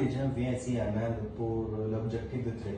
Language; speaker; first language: French; non-native, learner; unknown